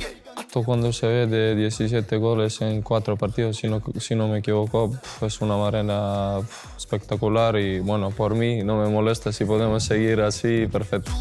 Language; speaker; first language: Spanish; non-native, fluent; Serbian